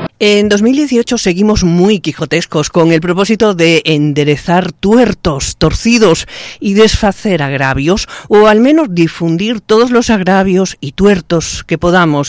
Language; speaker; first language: Spanish; native; Spanish